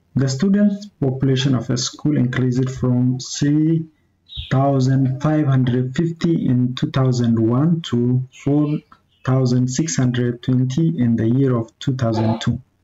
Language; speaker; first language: English; non-native, local second language; Amharic